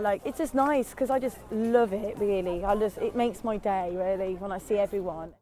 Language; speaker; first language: English; native; English